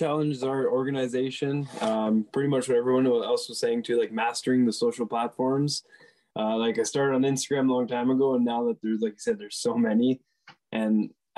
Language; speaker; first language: English; non-native, fluent; French